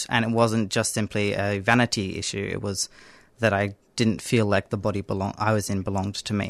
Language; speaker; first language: English; native; English